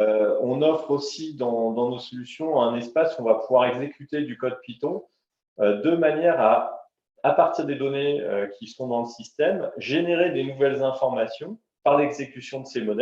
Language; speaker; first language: French; native; French